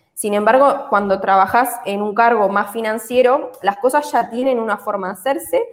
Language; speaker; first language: Spanish; native; Spanish